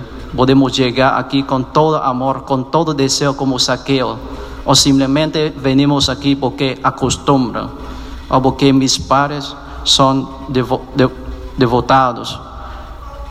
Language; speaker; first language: Spanish; non-native, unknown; Vietnamese